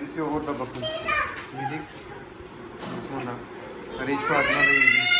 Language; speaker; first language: Turkish; non-native, learner; Urdu